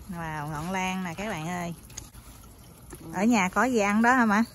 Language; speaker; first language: Vietnamese; native; Vietnamese